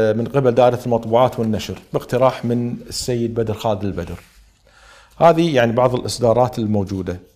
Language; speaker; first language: Arabic; native; Arabic